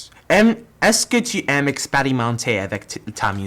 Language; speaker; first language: French; non-native, learner; English